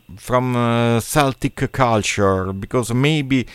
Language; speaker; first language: English; non-native, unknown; Italian